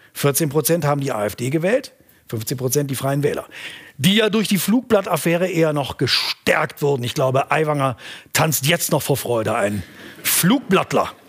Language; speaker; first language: German; native; German